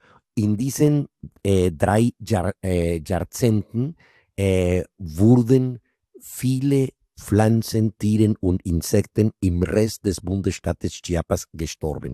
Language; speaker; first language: German; non-native, fluent; Spanish